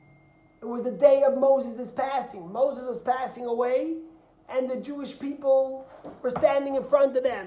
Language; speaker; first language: English; native; English